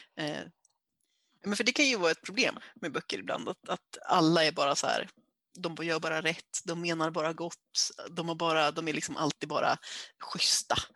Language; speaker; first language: Swedish; native; Swedish